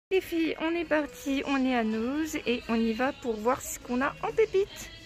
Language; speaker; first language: French; native; French